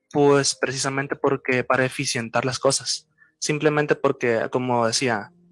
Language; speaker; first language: Spanish; native; Spanish